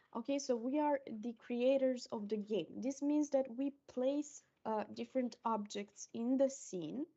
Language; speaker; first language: English; non-native, fluent; Romanian